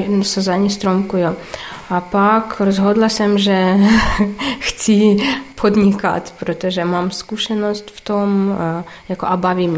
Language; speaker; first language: Czech; non-native, local second language; Ukrainian